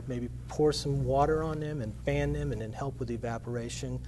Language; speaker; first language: English; native; English